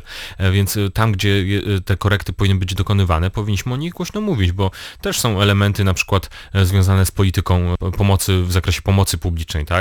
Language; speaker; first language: Polish; native; Polish